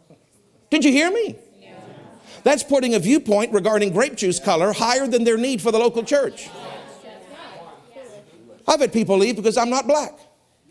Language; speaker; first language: English; native; English